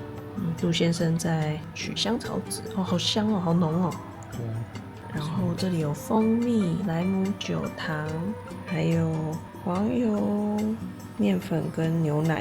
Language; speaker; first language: Chinese; non-native, fluent; Serbian